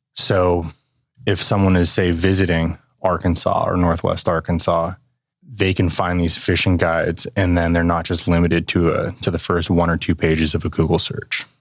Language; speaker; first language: English; native; English